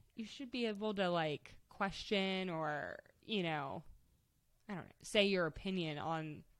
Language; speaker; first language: English; native; English